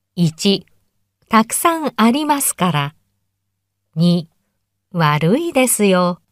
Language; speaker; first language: Japanese; native; Japanese